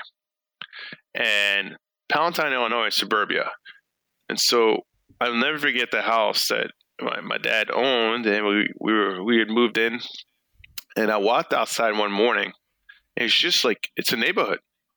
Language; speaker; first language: English; early bilingual, other home language; French